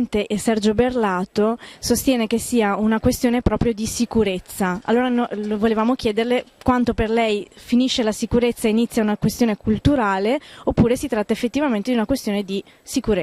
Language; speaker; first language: Italian; native; Italian